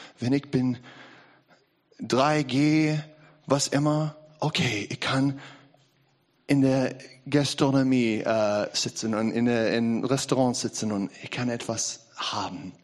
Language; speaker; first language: German; non-native, learner; English